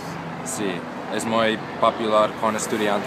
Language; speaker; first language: Spanish; non-native, learner; English